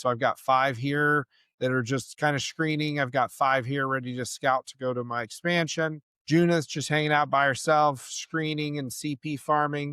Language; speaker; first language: English; native; English